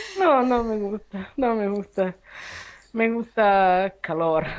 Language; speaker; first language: Spanish; non-native, learner; Ukrainian